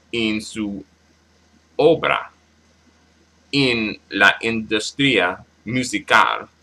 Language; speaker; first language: Spanish; non-native, learner; English